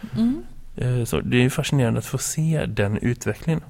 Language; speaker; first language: Swedish; native; Swedish